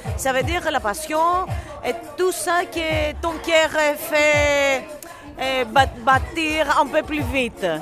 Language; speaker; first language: French; non-native, learner; Greek